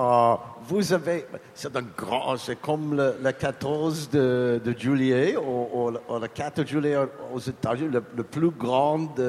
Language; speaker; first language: French; non-native, learner; English